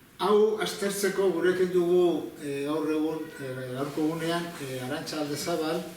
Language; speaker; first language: Basque; native; Basque